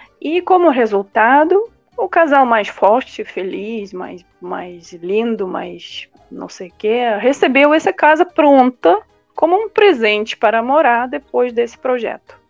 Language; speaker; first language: Portuguese; non-native, fluent; Russian